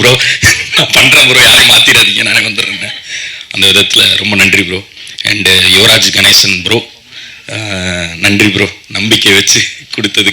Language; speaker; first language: Tamil; native; Tamil